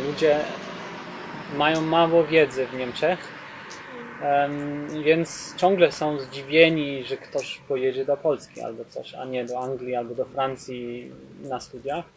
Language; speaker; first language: Polish; non-native, fluent; German